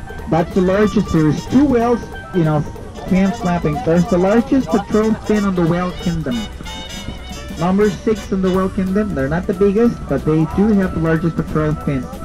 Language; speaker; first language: English; non-native, fluent; Spanish